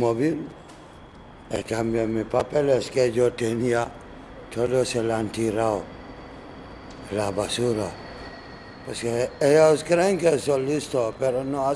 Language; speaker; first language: Spanish; non-native, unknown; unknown